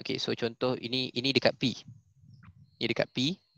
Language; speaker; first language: Malay; native; Malay